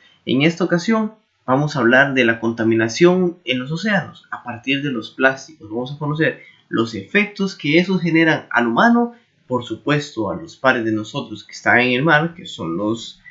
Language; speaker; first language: Spanish; native; Spanish